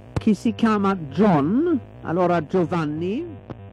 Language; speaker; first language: Italian; non-native, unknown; English